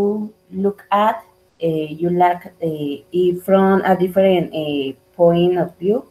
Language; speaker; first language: English; non-native, learner; Spanish